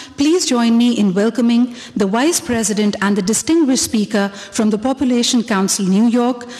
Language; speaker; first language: English; non-native, local second language; Hindi